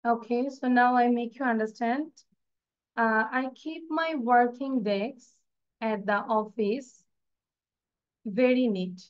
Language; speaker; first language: English; non-native, local second language; Bangla